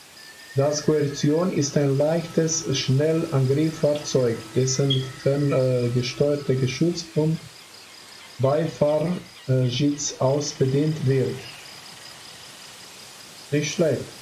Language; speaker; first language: German; non-native, fluent; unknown